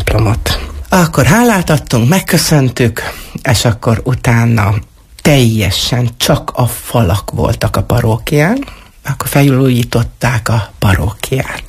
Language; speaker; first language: Hungarian; native; Hungarian